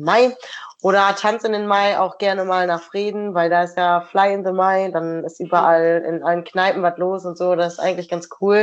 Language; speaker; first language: German; native; German